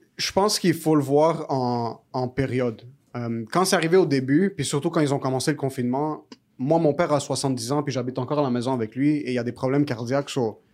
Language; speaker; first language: French; early bilingual, other home language; Arabic